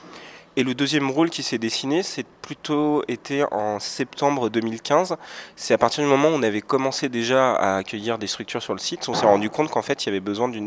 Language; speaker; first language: French; native; French